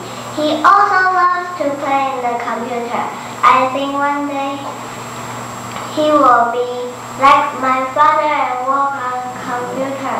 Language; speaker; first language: English; non-native, learner; Chinese